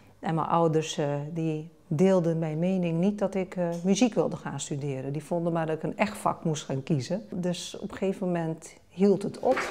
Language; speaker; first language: Dutch; non-native, local second language; Papiamento